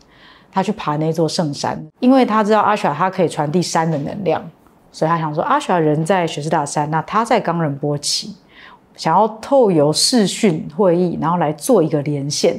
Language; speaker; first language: Chinese; native; Chinese